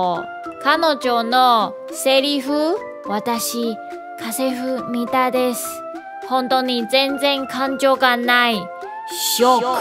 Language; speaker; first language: Japanese; non-native, learner; Chinese